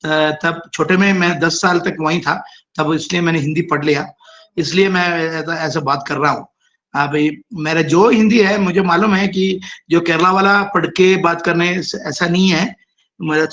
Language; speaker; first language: Hindi; non-native, local second language; Malayalam